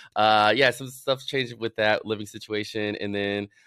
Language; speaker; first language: English; native; English